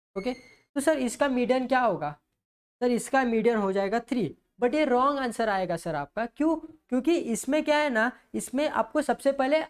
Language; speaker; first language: Hindi; non-native, local second language; Marathi